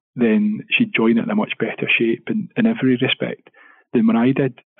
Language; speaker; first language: English; native; English